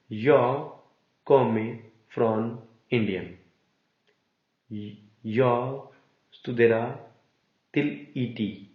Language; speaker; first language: Swedish; non-native, learner; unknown